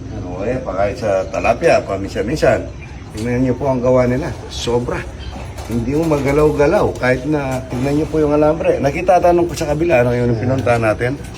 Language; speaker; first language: Filipino; non-native, local second language; Pampanga